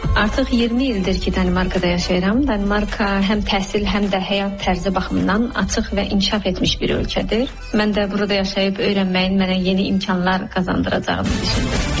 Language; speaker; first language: Azerbaijani; native; Azerbaijani